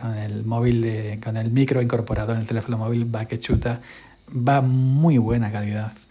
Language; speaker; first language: Spanish; native; Spanish